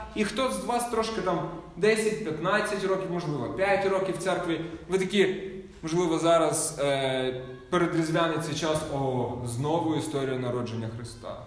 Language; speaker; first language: Ukrainian; non-native, local second language; Russian